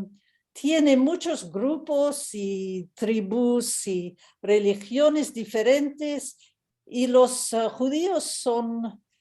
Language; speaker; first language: Spanish; non-native, fluent; English